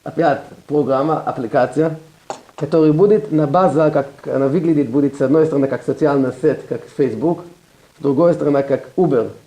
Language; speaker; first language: Russian; non-native, learner; Hebrew